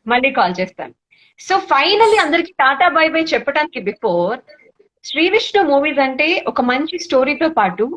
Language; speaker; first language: Telugu; native; Telugu